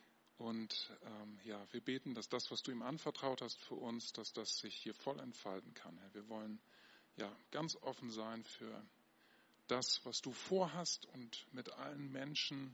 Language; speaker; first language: German; native; German